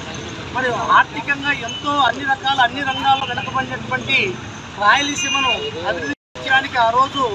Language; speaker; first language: Telugu; native; Telugu